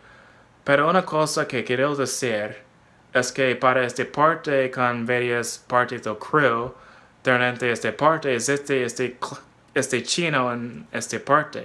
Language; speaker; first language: Spanish; non-native, fluent; English